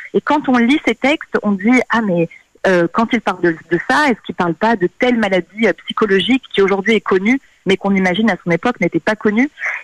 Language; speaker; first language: French; native; French